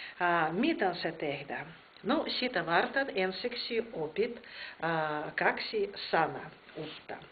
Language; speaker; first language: Finnish; non-native, fluent; Russian